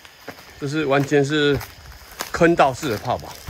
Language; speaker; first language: Chinese; native; Chinese